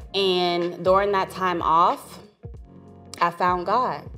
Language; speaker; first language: English; native; English